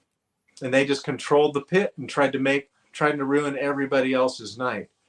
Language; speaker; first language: English; native; English